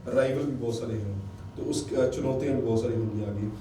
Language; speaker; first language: Hindi; non-native, local second language; Punjabi